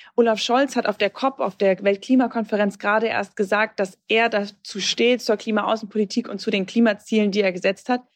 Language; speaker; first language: German; native; German